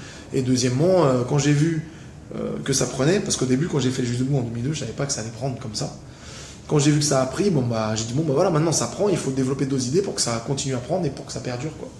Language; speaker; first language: French; native; French